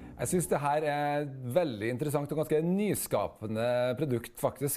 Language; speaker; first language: Norwegian; native; Norwegian